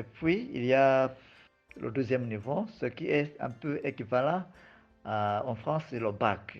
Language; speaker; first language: French; non-native, fluent; Nyanja